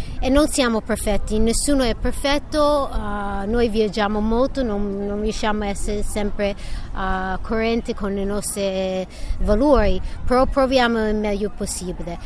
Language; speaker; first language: Italian; non-native, fluent; English